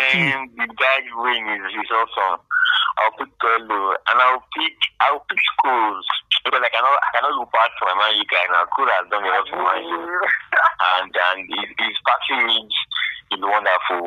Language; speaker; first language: English; non-native, local second language; Yoruba